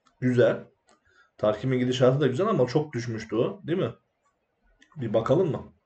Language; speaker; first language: Turkish; native; Turkish